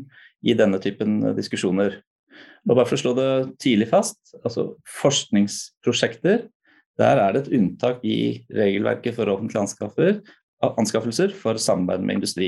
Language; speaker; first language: Norwegian; native; Norwegian